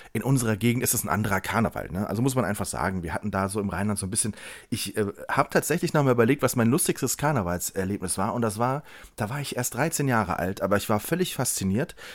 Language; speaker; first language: German; native; German